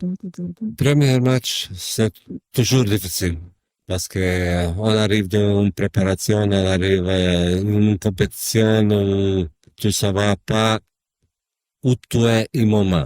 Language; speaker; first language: French; non-native, learner; Bosnian